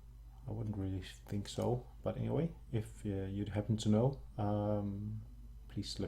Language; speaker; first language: English; non-native, fluent; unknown